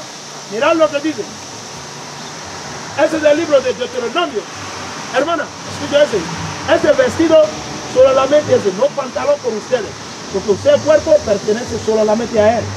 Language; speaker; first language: Spanish; non-native, learner; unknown